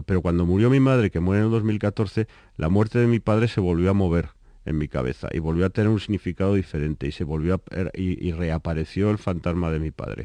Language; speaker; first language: Spanish; native; Spanish